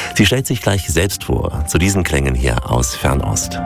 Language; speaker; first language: German; native; German